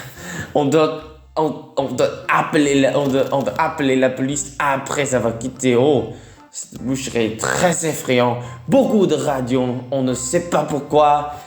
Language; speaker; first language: French; non-native, learner; Vietnamese